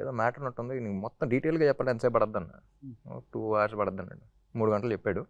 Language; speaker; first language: Telugu; native; Telugu